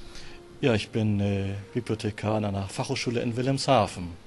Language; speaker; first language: German; native; German